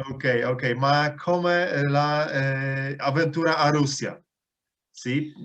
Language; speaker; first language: Italian; non-native, fluent; Polish